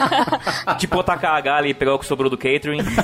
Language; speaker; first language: Portuguese; native; Portuguese